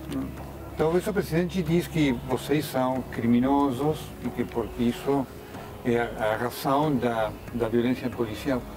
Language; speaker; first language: Portuguese; non-native, fluent; Spanish